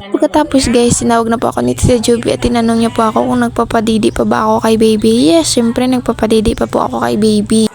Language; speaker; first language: Filipino; non-native, local second language; Cebuano